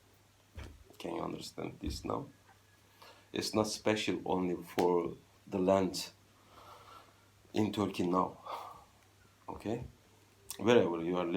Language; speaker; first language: English; non-native, fluent; Turkish